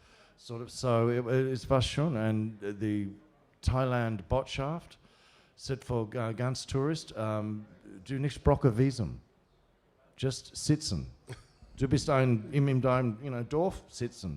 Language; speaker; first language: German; non-native, learner; English